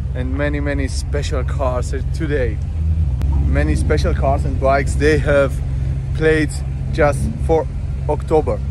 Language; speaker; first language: English; non-native, learner; Greek